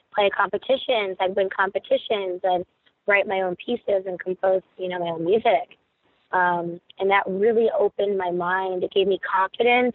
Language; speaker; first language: English; native; English